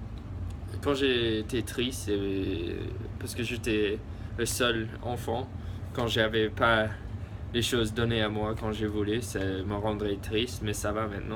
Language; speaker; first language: French; early bilingual, heritage; English